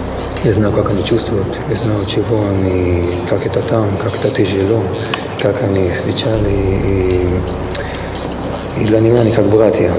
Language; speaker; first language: Russian; early bilingual, heritage; Russian